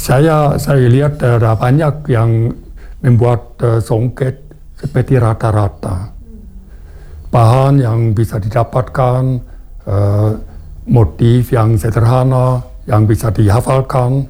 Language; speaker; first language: Indonesian; non-native, fluent; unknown